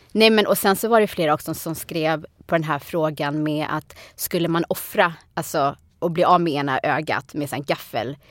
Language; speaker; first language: Swedish; early bilingual, other home language; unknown